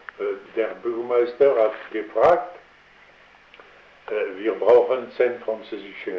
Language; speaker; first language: German; non-native, learner; French